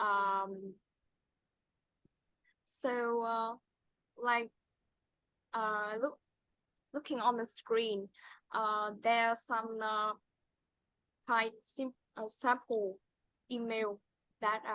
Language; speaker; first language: English; non-native, fluent; Vietnamese